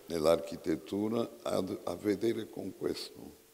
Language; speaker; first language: Italian; non-native, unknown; Portuguese